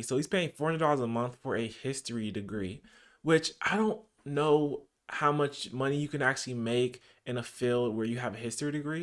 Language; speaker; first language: English; native; English